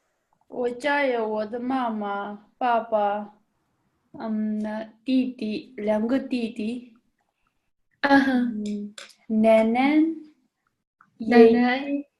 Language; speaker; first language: Chinese; non-native, learner; Tibetan